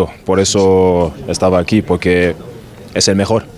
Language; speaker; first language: Spanish; non-native, learner; German